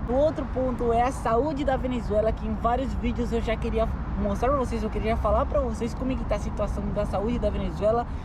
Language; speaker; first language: Portuguese; non-native, fluent; Spanish